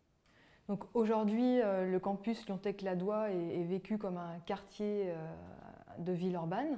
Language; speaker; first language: French; native; French